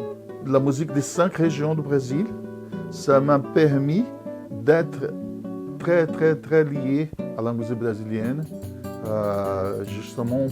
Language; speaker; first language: French; non-native, fluent; Portuguese